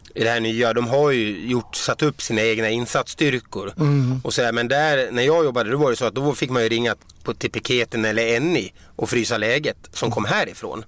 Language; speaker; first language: Swedish; native; Swedish